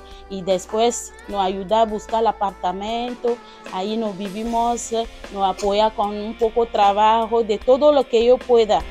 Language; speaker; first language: Spanish; non-native, learner; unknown